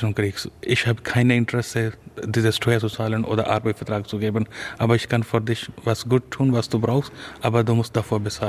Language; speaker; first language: German; non-native, learner; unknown